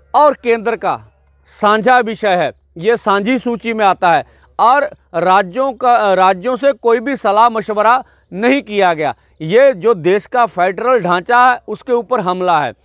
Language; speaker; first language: Hindi; non-native, local second language; Punjabi